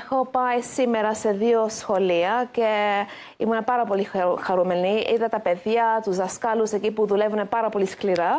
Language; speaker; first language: Greek; early bilingual, heritage; Greek